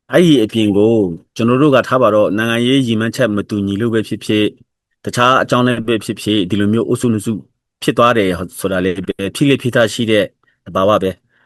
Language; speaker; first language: Burmese; non-native, local second language; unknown